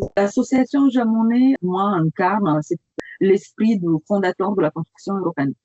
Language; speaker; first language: French; non-native, fluent; Romanian